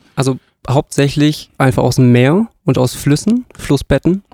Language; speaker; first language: German; native; German